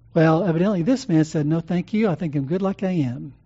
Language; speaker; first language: English; native; English